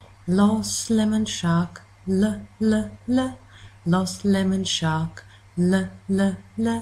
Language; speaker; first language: English; native; English